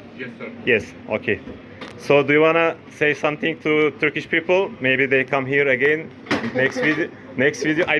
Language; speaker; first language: English; non-native, learner; Turkish